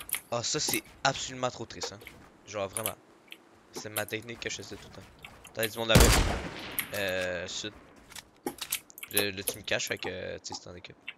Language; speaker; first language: French; native; French